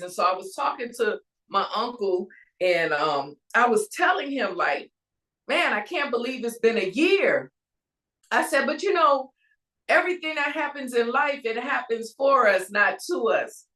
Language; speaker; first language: English; native; English